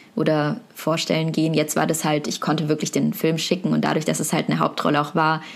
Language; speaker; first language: German; native; German